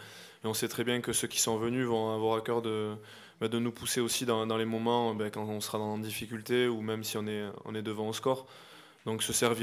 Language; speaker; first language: French; native; French